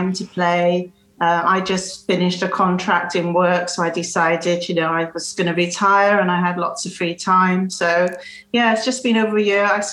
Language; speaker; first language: English; native; English